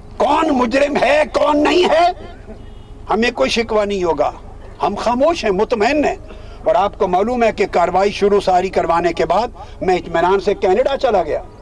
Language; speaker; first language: Urdu; non-native, local second language; Punjabi